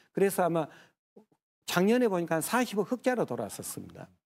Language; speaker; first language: Korean; native; Korean